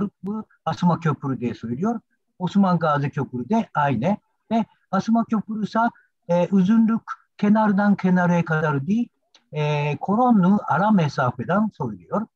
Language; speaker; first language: Turkish; non-native, learner; Japanese